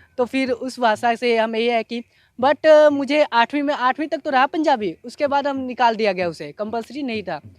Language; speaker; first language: Hindi; native; Hindi